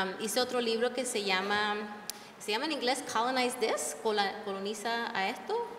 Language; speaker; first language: Spanish; early bilingual, heritage; Spanish